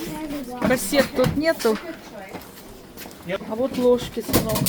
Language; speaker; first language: Russian; native; Russian